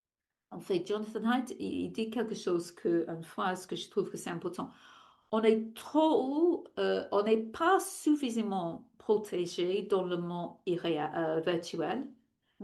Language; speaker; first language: French; non-native, fluent; English